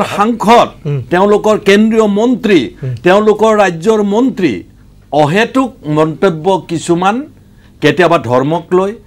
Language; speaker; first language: Assamese; native; Assamese